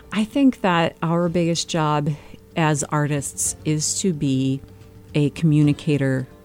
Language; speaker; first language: English; native; English